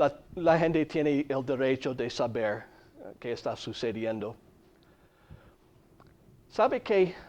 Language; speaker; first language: Spanish; non-native, fluent; English